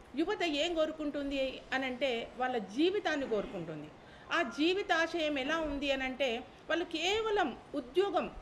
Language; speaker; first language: Telugu; native; Telugu